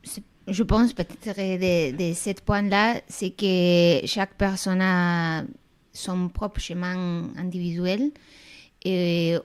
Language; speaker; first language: French; non-native, fluent; Spanish